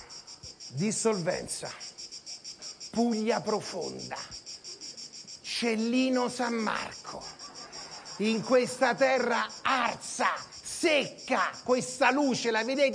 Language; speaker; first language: Italian; native; Italian